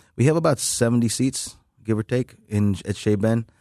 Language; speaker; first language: English; native; English